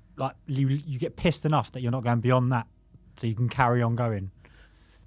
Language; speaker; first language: English; native; English